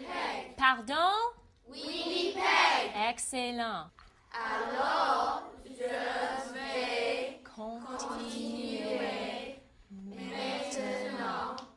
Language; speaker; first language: French; non-native, fluent; English